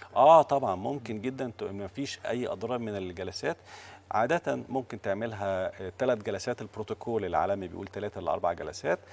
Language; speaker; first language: Arabic; native; Arabic